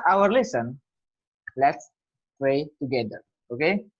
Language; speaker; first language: English; non-native, learner; Indonesian